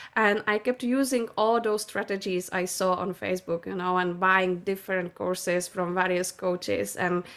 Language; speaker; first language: English; non-native, fluent; Czech